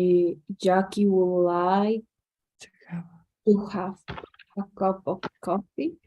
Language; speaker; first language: English; non-native, learner; Spanish